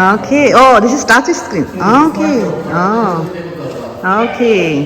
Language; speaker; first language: English; non-native, learner; Bangla